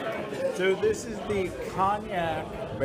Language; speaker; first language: English; native; English